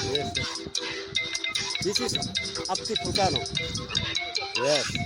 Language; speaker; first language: English; non-native, learner; Indonesian